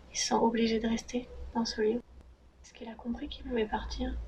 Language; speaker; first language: French; native; French